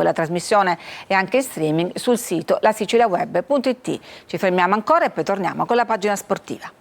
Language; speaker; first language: Italian; native; Italian